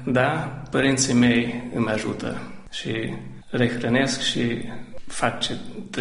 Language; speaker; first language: Romanian; non-native, local second language; Hungarian